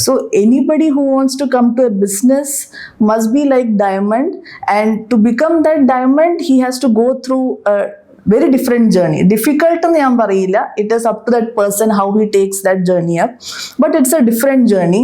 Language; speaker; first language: English; non-native, local second language; Malayalam